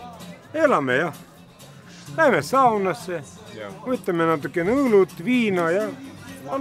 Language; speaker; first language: Estonian; non-native, local second language; Russian